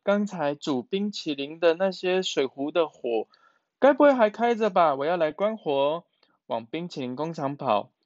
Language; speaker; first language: Chinese; native; Chinese